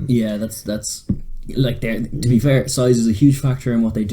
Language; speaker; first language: English; native; English